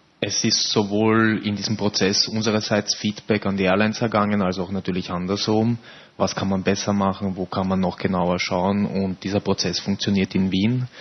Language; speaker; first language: German; native; German